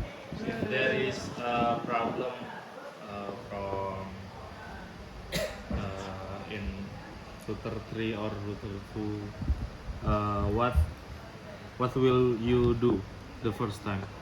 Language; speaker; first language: English; non-native, learner; Indonesian